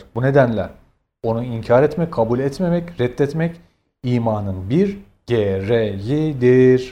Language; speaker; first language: Turkish; native; Turkish